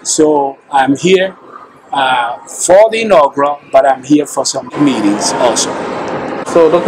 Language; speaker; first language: English; non-native, local second language; Akan